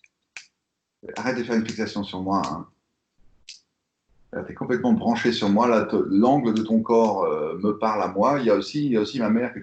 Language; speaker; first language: French; native; French